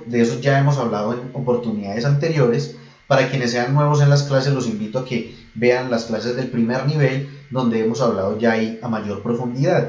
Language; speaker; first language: Spanish; native; Spanish